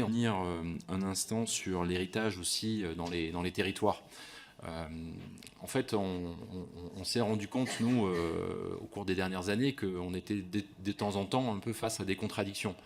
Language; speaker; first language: French; native; French